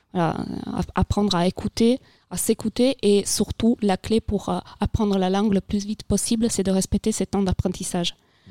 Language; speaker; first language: French; non-native, fluent; Italian